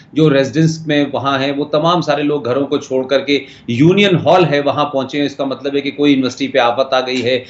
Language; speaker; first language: Hindi; native; Hindi